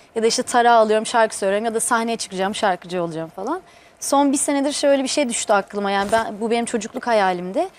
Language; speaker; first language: Turkish; native; Turkish